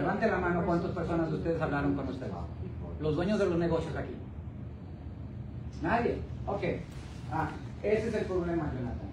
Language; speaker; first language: Spanish; native; Spanish